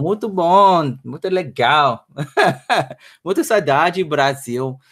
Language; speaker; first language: Portuguese; non-native, learner; English